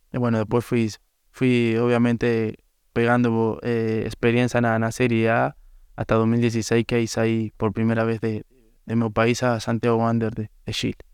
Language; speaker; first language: Portuguese; non-native, learner; Spanish